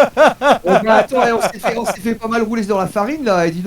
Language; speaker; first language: French; native; French